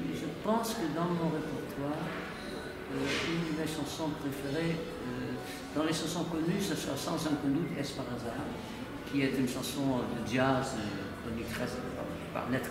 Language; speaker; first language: French; non-native, fluent; Dutch